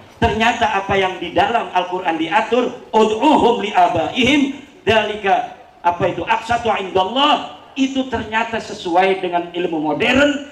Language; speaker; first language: Indonesian; non-native, local second language; Javanese